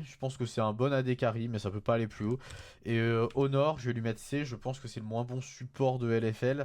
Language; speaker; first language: French; native; French